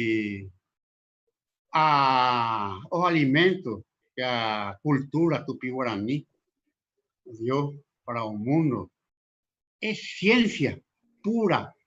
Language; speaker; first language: Portuguese; non-native, local second language; Spanish